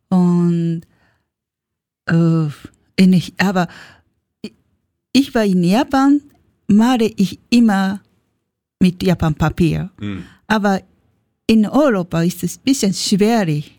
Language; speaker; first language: German; non-native, learner; Japanese